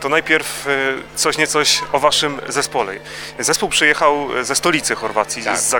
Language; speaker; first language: Polish; native; Polish